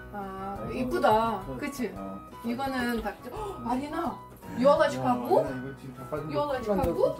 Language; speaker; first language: Korean; non-native, fluent; Russian